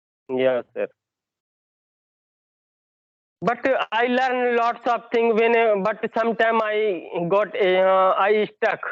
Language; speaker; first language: English; non-native, learner; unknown